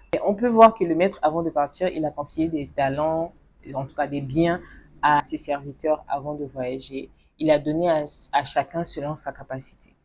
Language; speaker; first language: French; non-native, local second language; Lingala